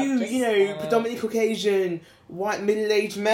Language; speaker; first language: English; native; English